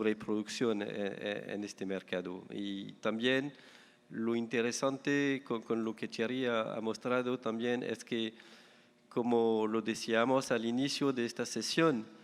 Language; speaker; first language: Spanish; non-native, fluent; French